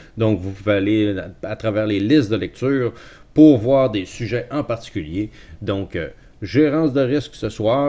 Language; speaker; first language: French; native; French